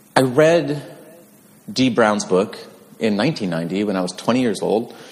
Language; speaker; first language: English; native; English